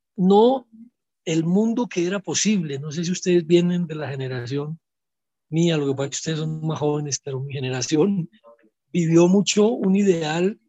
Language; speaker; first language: Spanish; native; Spanish